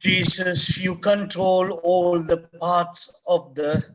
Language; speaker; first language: English; non-native, local second language; Sinhala